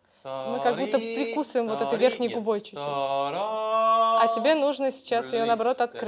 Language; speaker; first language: Russian; native; Russian